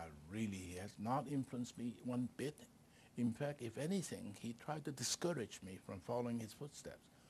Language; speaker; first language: English; non-native, fluent; Chinese